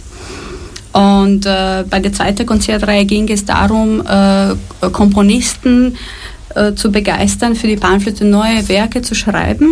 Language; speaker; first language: German; non-native, fluent; Romanian